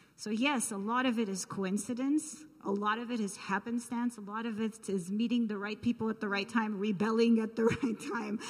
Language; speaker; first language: English; early bilingual, other home language; Armenian